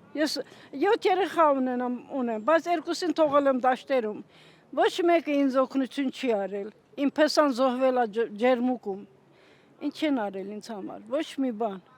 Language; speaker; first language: Armenian; native; Armenian